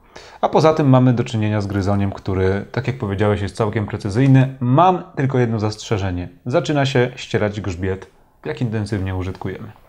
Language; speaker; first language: Polish; native; Polish